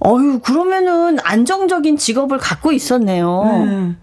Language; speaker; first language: Korean; native; Korean